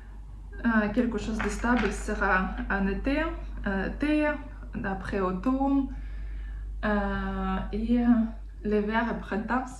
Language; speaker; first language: French; non-native, fluent; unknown